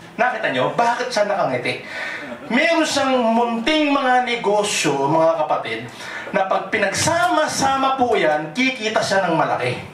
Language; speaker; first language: Filipino; non-native, local second language; Cebuano